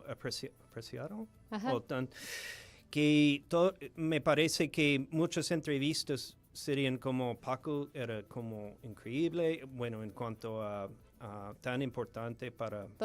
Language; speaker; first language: Spanish; non-native, fluent; English